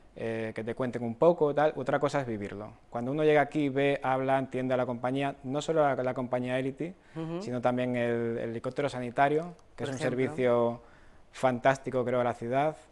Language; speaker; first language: Spanish; native; Spanish